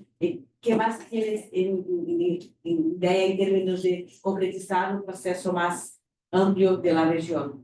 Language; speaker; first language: Spanish; non-native, fluent; Portuguese